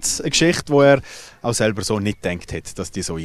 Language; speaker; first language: German; native; German